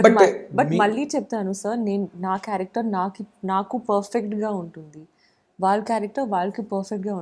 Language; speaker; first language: Telugu; non-native, learner; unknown